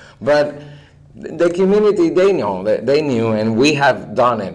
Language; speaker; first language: English; non-native, fluent; Spanish